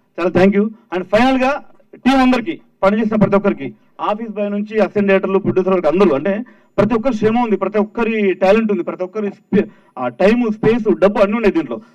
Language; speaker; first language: Telugu; native; Telugu